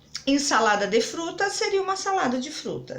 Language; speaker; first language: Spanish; non-native, fluent; Portuguese